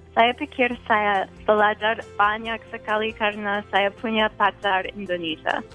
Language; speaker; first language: Indonesian; non-native, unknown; English